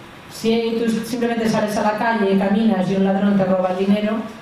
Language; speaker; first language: Spanish; native; Spanish